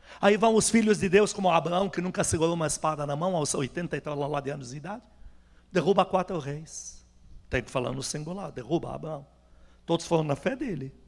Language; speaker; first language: Portuguese; non-native, fluent; Arabic